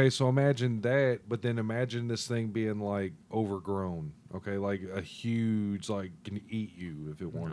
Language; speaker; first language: English; native; English